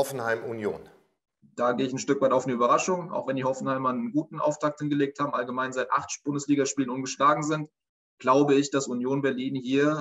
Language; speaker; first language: German; native; German